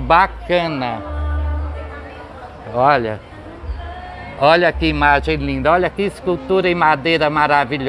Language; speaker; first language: Portuguese; native; Portuguese